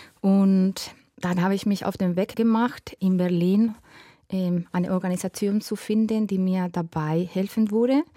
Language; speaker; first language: German; non-native, fluent; Spanish